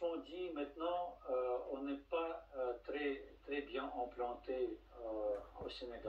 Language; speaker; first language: French; non-native, fluent; Russian